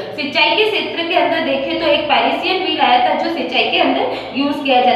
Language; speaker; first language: Hindi; native; Hindi